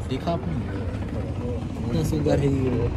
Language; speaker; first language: Hindi; non-native, learner; Bangla